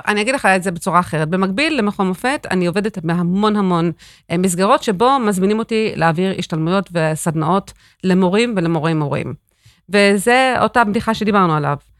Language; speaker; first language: Hebrew; non-native, fluent; English